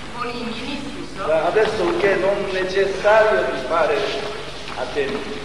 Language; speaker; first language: Italian; non-native, learner; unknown